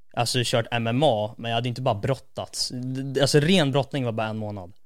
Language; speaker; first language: Swedish; native; Swedish